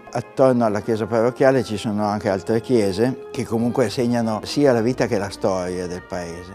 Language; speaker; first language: Italian; native; Italian